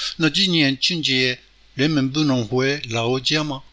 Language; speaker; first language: Chinese; non-native, fluent; Japanese